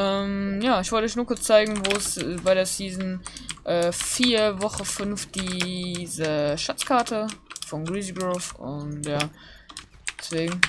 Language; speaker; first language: German; native; German